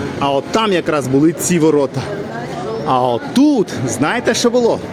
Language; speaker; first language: Ukrainian; native; Ukrainian